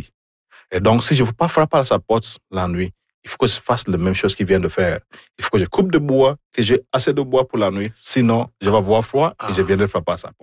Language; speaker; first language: French; non-native, fluent; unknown